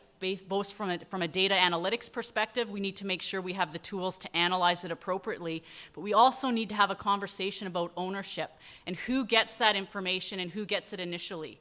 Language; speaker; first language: English; native; English